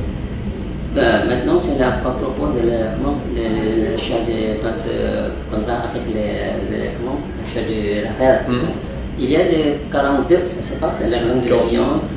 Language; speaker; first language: French; non-native, learner; Indonesian